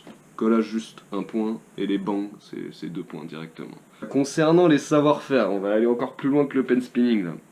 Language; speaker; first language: French; native; French